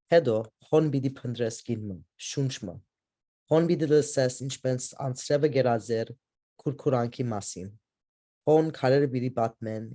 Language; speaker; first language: Armenian; early bilingual, heritage; Armenian